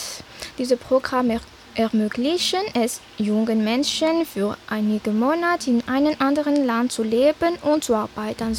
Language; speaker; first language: German; non-native, fluent; Malagasy